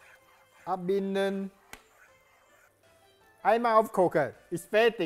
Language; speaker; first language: German; non-native, learner; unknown